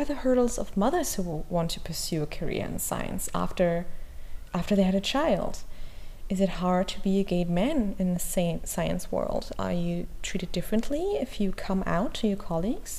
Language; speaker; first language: English; non-native, fluent; German